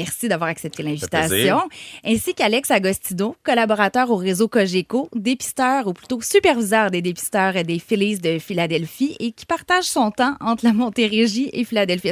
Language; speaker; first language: French; native; French